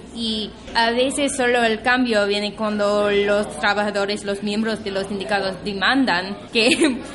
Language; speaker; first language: Spanish; non-native, fluent; English